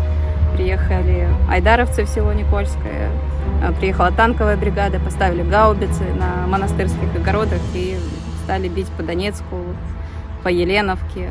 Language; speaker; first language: Russian; native; Russian